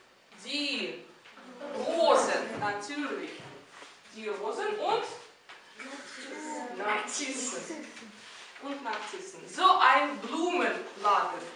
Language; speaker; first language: German; non-native, fluent; Russian